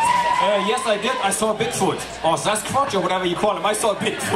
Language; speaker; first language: English; non-native, fluent; German